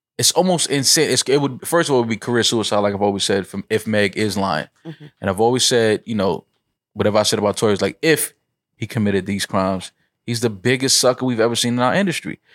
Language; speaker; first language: English; native; English